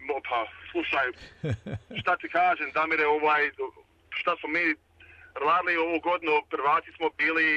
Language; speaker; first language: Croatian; early bilingual, heritage; Croatian